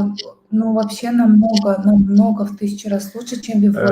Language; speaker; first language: Russian; native; Russian